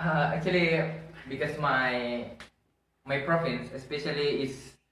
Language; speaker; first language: English; non-native, learner; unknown